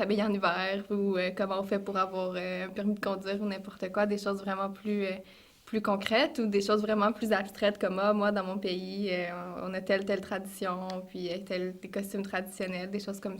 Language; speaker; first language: French; native; French